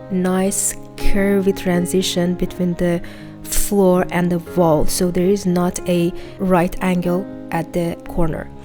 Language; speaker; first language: English; non-native, fluent; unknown